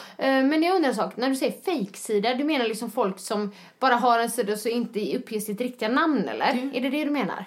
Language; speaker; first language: Swedish; native; Swedish